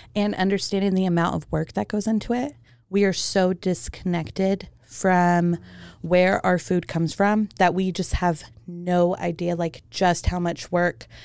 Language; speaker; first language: English; early bilingual, heritage; German